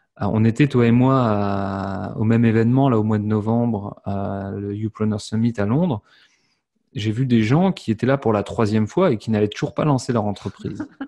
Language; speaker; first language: French; native; French